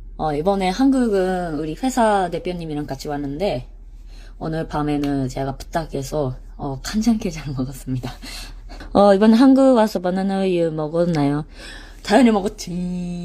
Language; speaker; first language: Korean; non-native, fluent; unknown